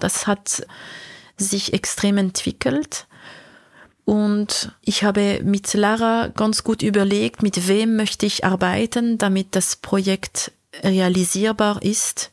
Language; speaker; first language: German; non-native, local second language; French